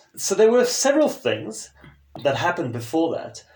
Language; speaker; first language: English; non-native, local second language; French